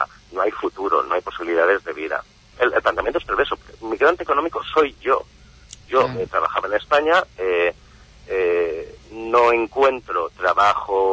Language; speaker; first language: Spanish; native; Spanish